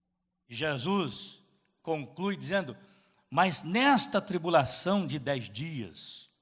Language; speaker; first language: Portuguese; native; Portuguese